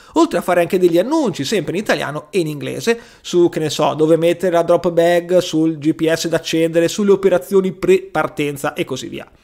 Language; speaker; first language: Italian; native; Italian